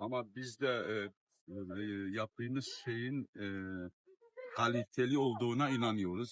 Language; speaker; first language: Turkish; non-native, fluent; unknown